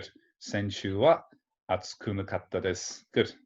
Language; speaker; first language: Japanese; non-native, fluent; English